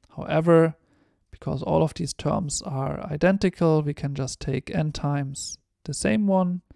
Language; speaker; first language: English; non-native, fluent; German